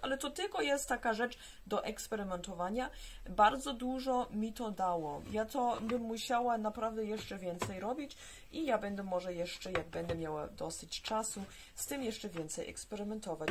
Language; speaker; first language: Polish; early bilingual, heritage; Polish